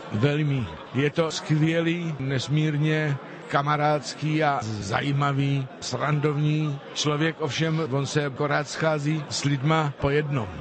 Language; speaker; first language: Czech; non-native, fluent; Spanish